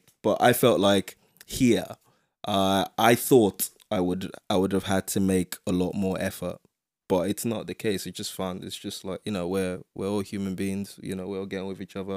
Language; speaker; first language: English; non-native, local second language; Yoruba